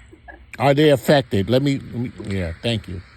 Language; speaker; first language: English; native; English